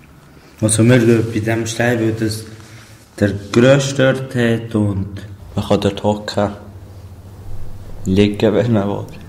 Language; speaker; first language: German; early bilingual, other home language; Albanian